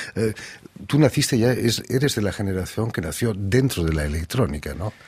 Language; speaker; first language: Spanish; native; Spanish